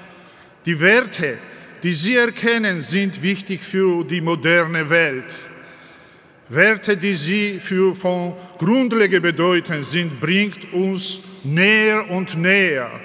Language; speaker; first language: German; non-native, learner; Georgian